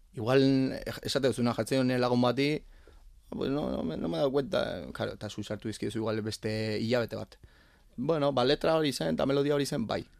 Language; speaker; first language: Basque; native; Basque